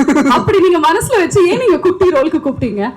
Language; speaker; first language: Tamil; native; Tamil